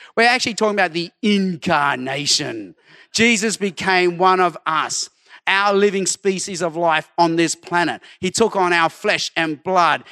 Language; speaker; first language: English; native; English